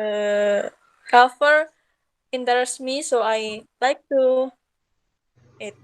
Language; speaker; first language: English; non-native, learner; Indonesian